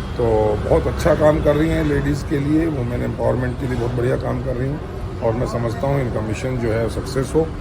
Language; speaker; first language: Hindi; native; Hindi